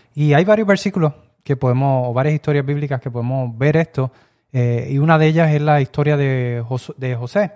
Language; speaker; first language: Spanish; early bilingual, heritage; Spanish